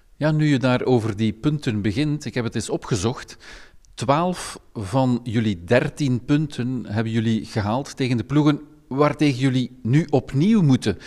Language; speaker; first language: Dutch; native; Dutch